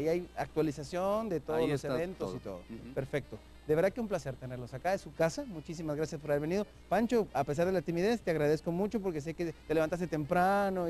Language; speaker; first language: Spanish; native; Spanish